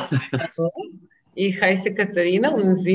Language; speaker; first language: German; non-native, learner; Serbian